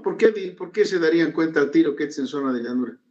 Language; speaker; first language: Spanish; native; Spanish